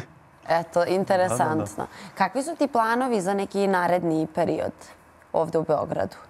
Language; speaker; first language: Bosnian; native; Bosnian